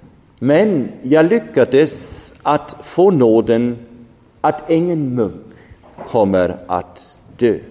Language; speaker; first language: Swedish; non-native, fluent; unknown